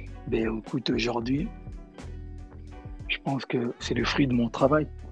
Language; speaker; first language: French; non-native, local second language; Lingala